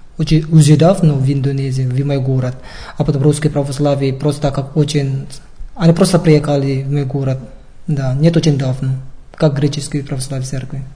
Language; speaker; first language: Russian; non-native, learner; Indonesian